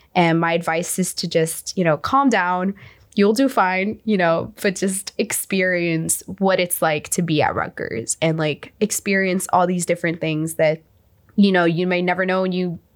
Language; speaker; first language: English; non-native, fluent; Arabic